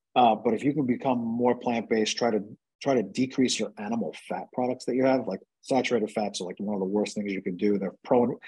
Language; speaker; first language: English; native; English